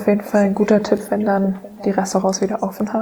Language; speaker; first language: German; native; German